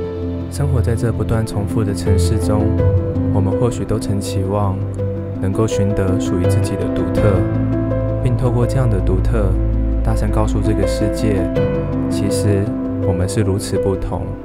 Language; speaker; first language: Chinese; native; Chinese